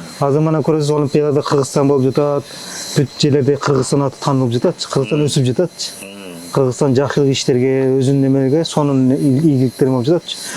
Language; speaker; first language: Kyrgyz; early bilingual, heritage; Kyrgyz